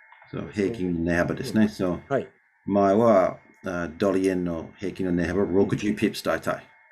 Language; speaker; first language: Japanese; non-native, learner; English